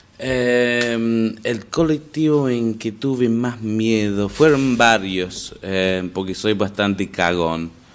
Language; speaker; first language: Spanish; non-native, fluent; English